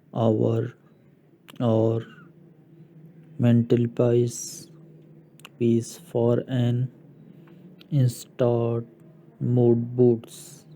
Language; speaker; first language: English; non-native, local second language; Urdu